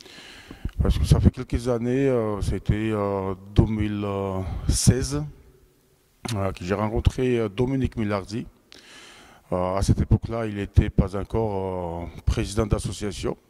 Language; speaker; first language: French; non-native, fluent; Georgian